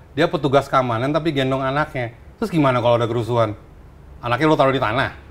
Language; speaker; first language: Indonesian; native; Indonesian